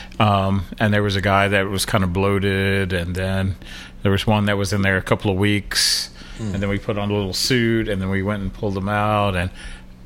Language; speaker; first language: English; native; English